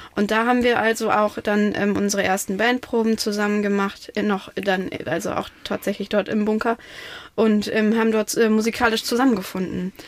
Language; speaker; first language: German; non-native, local second language; Russian